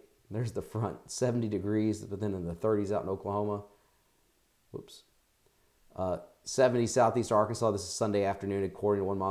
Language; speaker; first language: English; native; English